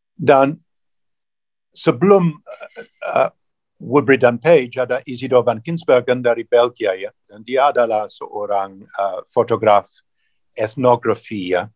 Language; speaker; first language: Indonesian; non-native, fluent; English